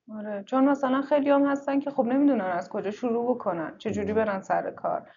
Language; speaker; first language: Persian; native; Persian